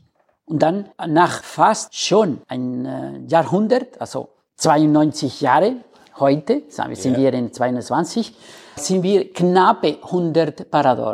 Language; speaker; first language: German; non-native, learner; Spanish